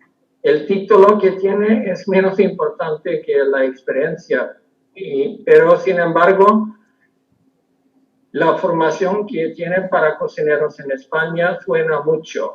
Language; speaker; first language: Spanish; non-native, fluent; Swedish